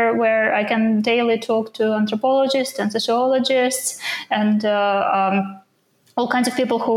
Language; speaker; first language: English; non-native, fluent; Ukrainian